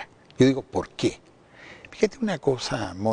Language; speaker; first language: Spanish; native; Spanish